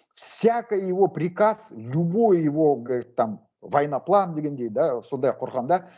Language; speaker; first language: Russian; non-native, local second language; Kazakh